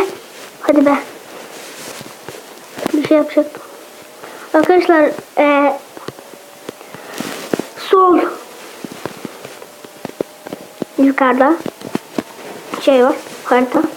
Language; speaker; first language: Turkish; native; Turkish